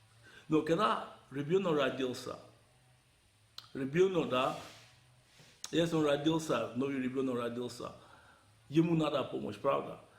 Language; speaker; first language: Russian; non-native, learner; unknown